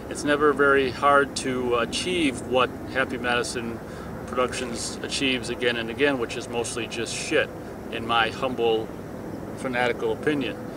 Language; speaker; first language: English; native; English